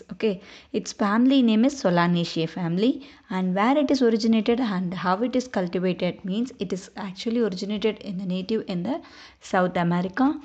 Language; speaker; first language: English; non-native, local second language; Tamil